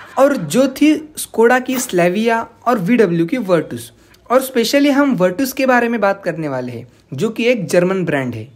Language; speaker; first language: Hindi; non-native, local second language; Marathi